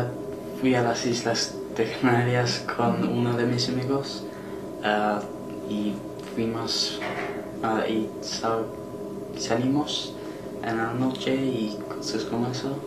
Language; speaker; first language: Spanish; non-native, learner; English